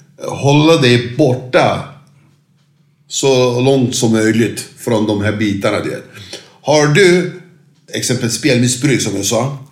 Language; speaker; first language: Swedish; non-native, fluent; Turkish